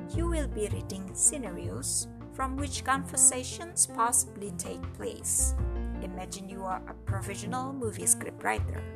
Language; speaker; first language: English; non-native, fluent; Indonesian